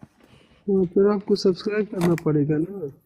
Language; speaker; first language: Hindi; non-native, local second language; Pashto